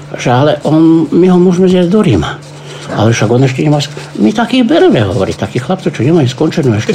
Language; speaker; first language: Slovak; early bilingual, heritage; Slovak